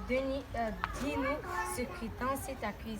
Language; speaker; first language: French; non-native, learner; Bulgarian